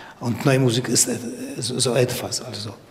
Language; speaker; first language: German; non-native, learner; Polish